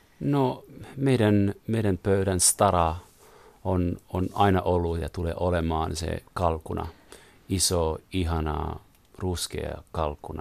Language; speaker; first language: Finnish; non-native, fluent; French